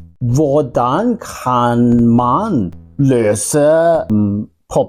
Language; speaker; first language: Norwegian; non-native, learner; Welsh